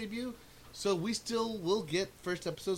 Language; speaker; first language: English; native; English